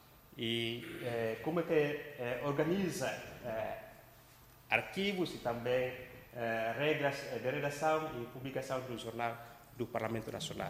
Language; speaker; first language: Portuguese; non-native, local second language; Tetum